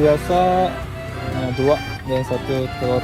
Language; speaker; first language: Indonesian; non-native, learner; Japanese